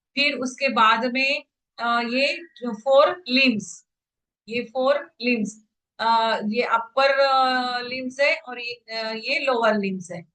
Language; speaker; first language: Hindi; non-native, local second language; Marathi